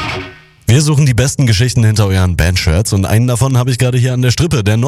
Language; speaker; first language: German; native; German